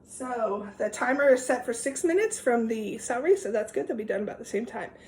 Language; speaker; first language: English; native; English